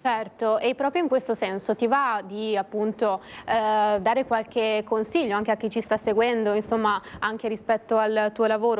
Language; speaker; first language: Italian; native; Italian